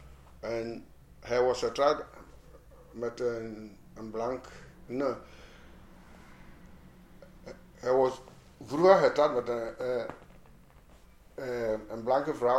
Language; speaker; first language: Dutch; non-native, fluent; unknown